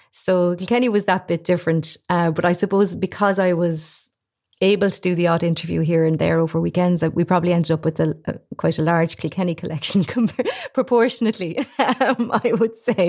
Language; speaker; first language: English; native; English